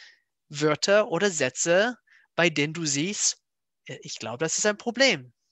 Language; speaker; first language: German; non-native, fluent; English